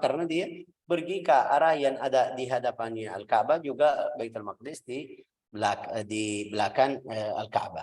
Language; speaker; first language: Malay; non-native, fluent; Arabic